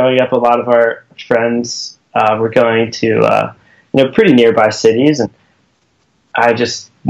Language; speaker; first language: English; native; English